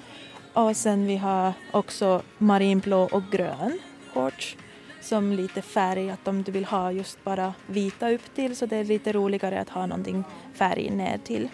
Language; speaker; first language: Swedish; non-native, fluent; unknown